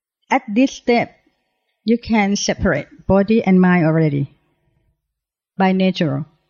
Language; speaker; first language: English; non-native, learner; Thai